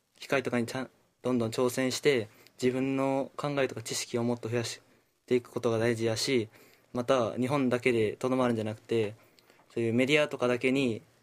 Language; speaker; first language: Japanese; early bilingual, other home language; Korean